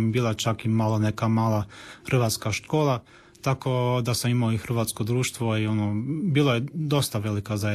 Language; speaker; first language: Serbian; early bilingual, heritage; Croatian